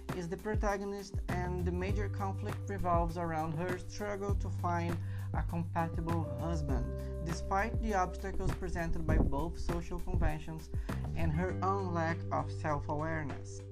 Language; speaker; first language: English; non-native, fluent; Portuguese